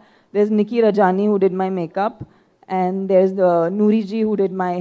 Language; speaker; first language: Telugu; non-native, fluent; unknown